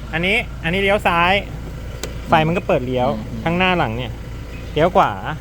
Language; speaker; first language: Thai; native; Thai